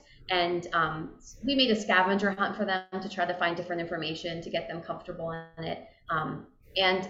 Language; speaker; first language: English; native; English